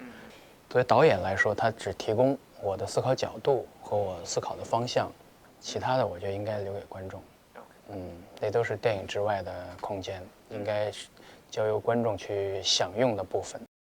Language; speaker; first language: Chinese; native; Chinese